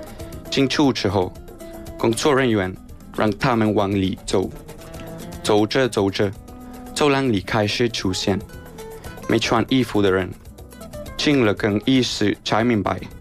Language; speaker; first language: Chinese; non-native, fluent; Spanish